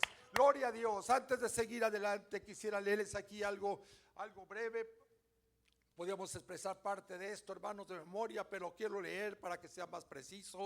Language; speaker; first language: Spanish; native; Spanish